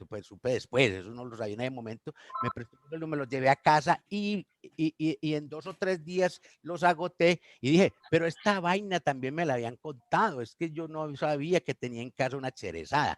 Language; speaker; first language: Spanish; native; Spanish